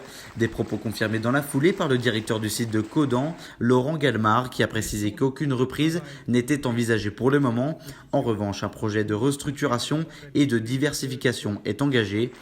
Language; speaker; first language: French; native; French